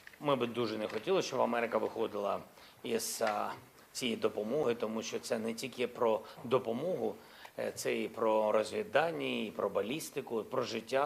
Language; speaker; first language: Ukrainian; non-native, local second language; Russian